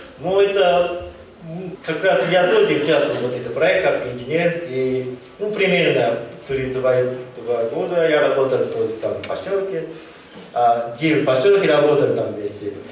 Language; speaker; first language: Russian; non-native, learner; Japanese